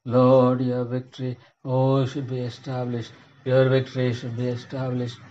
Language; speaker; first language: English; non-native, local second language; Tamil